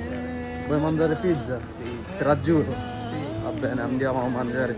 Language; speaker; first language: Italian; non-native, learner; Bangla